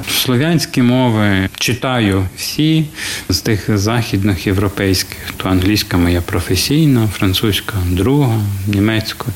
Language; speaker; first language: Ukrainian; native; Ukrainian